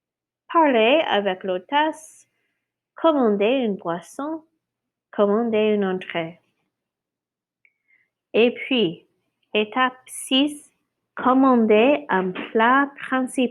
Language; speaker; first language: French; non-native, fluent; English